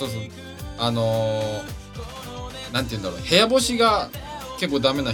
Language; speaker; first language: Japanese; native; Japanese